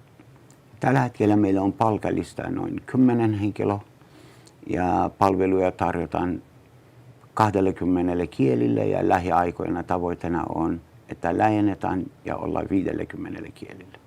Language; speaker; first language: Finnish; non-native, learner; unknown